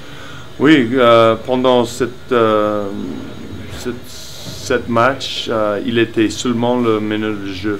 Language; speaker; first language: French; non-native, learner; English